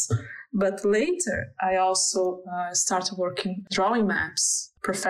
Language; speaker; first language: English; non-native, fluent; Portuguese